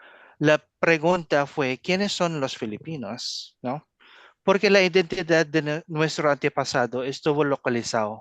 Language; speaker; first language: Spanish; non-native, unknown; Filipino